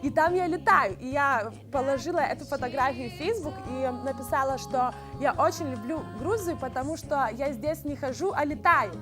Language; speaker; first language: Russian; non-native, fluent; Lithuanian